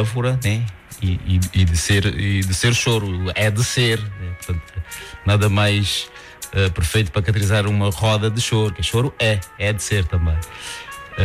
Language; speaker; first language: Portuguese; non-native, local second language; Kabuverdianu